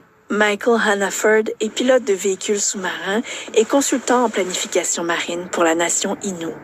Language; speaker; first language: French; native; French